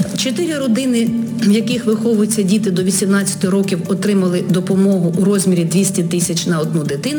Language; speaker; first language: Ukrainian; native; Ukrainian